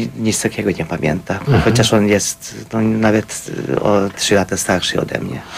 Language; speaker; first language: Polish; non-native, fluent; Hungarian